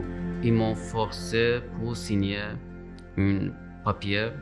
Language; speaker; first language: French; non-native, learner; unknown